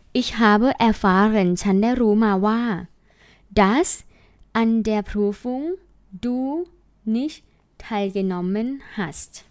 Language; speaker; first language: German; non-native, fluent; Thai